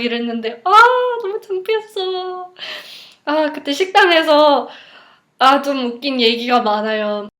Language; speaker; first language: Korean; non-native, fluent; English